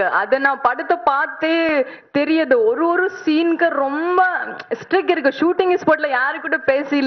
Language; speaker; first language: Tamil; non-native, learner; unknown